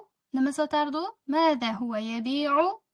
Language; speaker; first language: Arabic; non-native, fluent; Uzbek